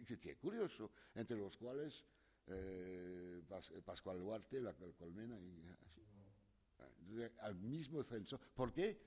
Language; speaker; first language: Spanish; non-native, fluent; French